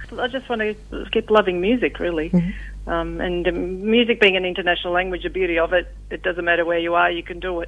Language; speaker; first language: English; early bilingual, other home language; Macedonian